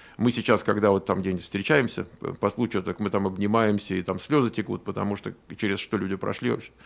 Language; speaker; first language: Russian; native; Russian